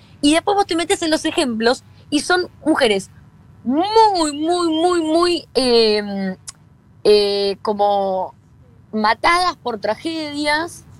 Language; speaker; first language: Spanish; native; Spanish